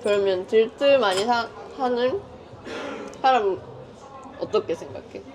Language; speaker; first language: Korean; non-native, fluent; Japanese